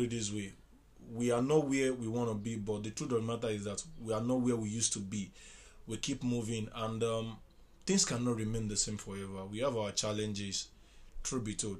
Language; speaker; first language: English; non-native, local second language; Yoruba